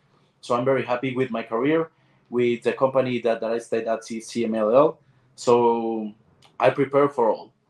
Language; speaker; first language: English; non-native, learner; Spanish